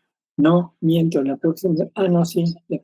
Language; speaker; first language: Spanish; native; Spanish